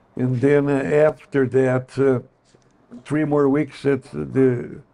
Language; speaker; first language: English; non-native, fluent; Portuguese